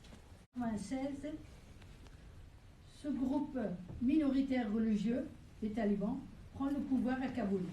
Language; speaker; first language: French; non-native, fluent; Persian